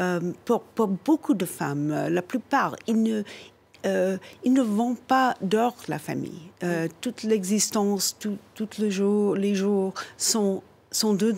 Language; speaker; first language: French; non-native, fluent; English